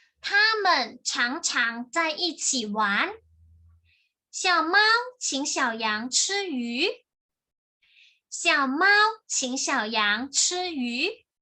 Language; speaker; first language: Chinese; non-native, fluent; Thai